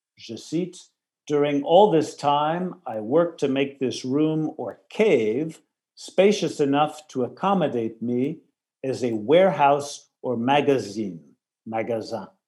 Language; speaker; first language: English; native; English